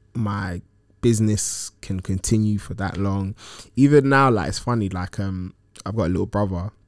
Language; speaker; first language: English; early bilingual, other home language; Akan